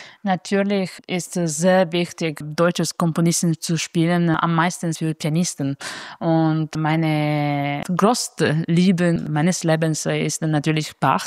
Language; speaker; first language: German; non-native, fluent; Italian